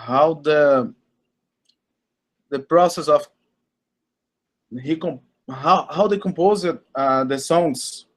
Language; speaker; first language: English; non-native, learner; Portuguese